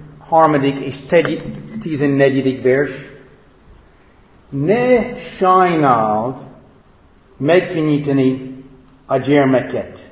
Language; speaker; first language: Hungarian; non-native, fluent; English